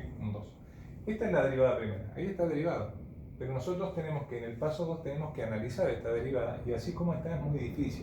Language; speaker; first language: Spanish; native; Spanish